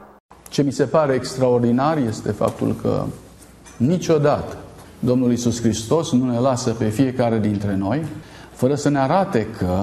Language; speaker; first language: Romanian; native; Romanian